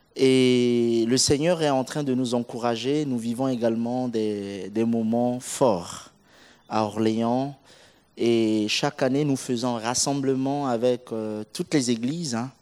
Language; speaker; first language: French; non-native, local second language; Sango